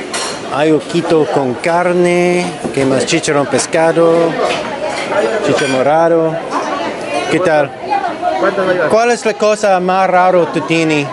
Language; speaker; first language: Spanish; non-native, learner; English